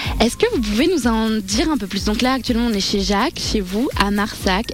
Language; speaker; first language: French; native; French